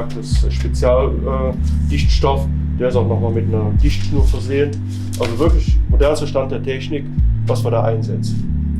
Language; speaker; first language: German; native; German